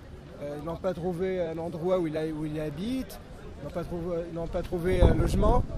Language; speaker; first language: French; non-native, local second language; Arabic